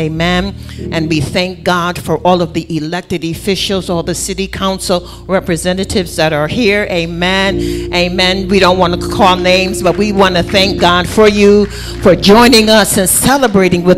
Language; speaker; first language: English; native; English